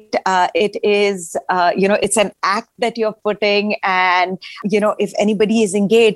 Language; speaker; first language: English; non-native, local second language; Hindi